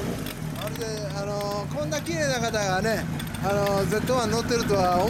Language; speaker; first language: Japanese; native; Japanese